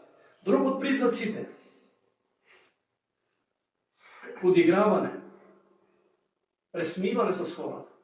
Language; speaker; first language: Bulgarian; native; Bulgarian